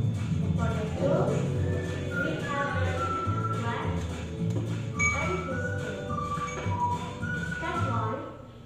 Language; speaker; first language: English; non-native, learner; Indonesian